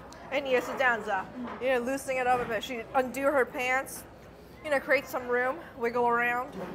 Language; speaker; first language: English; early bilingual, other home language; Chinese